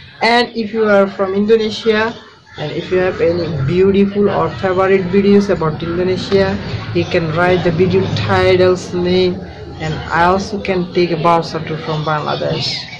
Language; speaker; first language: English; non-native, local second language; Bangla